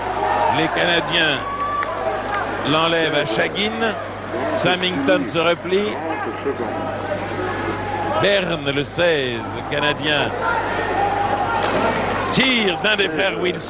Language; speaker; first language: French; native; French